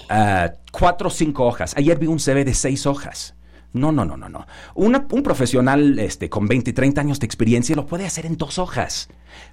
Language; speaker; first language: Spanish; non-native, fluent; English